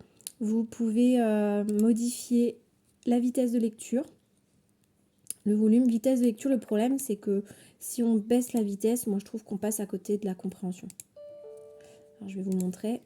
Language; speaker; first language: French; native; French